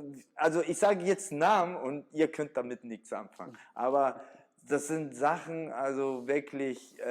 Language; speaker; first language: German; early bilingual, other home language; Italian